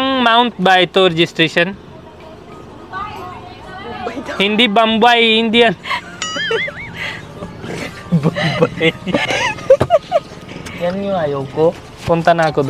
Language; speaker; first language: Filipino; non-native, learner; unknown